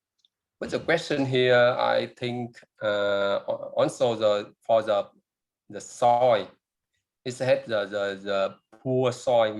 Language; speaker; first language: English; non-native, learner; Vietnamese